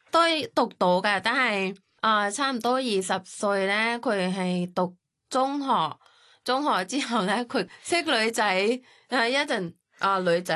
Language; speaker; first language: Cantonese; non-native, fluent; Thai